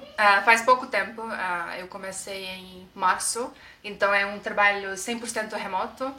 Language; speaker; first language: Portuguese; non-native, fluent; Estonian